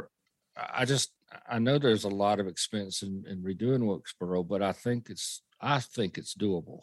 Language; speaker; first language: English; native; English